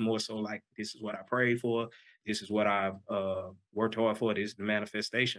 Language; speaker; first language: English; native; English